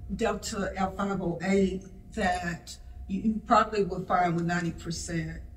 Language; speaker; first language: English; native; English